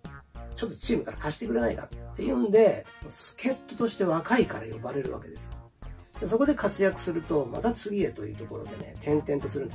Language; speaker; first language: Japanese; native; Japanese